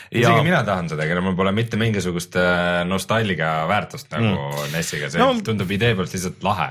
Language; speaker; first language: Estonian; native; Estonian